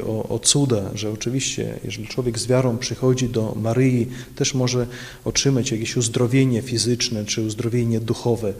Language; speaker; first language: Polish; non-native, local second language; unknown